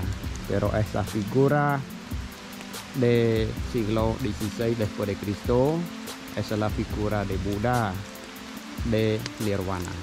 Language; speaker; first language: Spanish; non-native, learner; Khmer